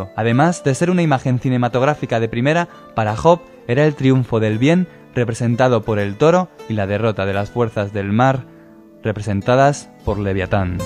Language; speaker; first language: Spanish; native; Spanish